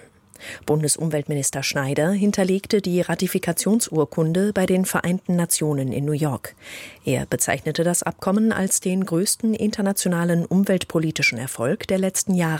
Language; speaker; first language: German; native; German